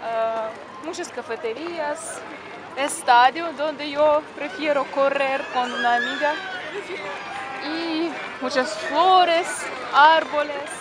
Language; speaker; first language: Spanish; non-native, fluent; Russian